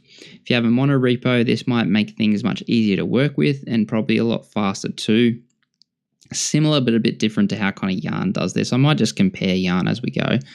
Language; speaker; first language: English; native; English